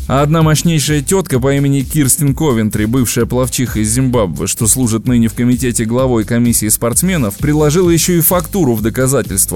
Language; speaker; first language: Russian; native; Russian